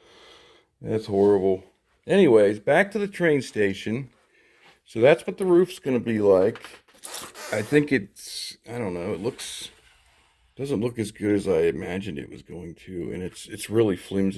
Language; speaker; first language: English; native; English